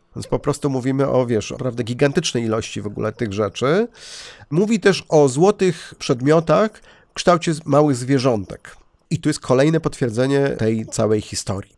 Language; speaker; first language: Polish; native; Polish